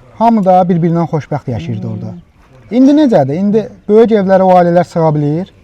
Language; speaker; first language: Azerbaijani; native; Azerbaijani